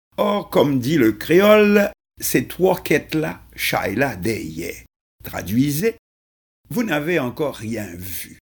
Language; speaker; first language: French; non-native, local second language; Haitian Creole